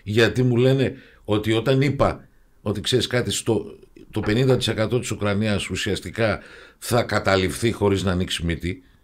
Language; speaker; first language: Greek; native; Greek